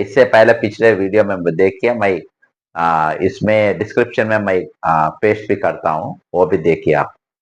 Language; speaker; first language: Hindi; non-native, local second language; Telugu